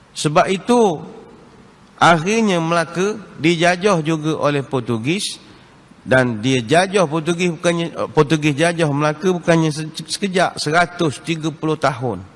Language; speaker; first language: Malay; native; Malay